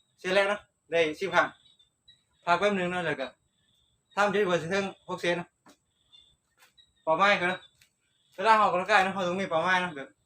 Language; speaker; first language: Thai; non-native, local second language; Northeastern Thai